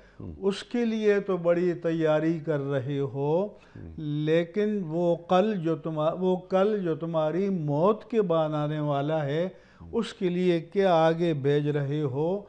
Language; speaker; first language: Urdu; native; Urdu